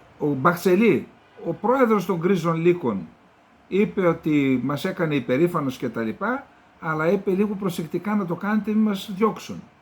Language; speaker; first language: Greek; native; Greek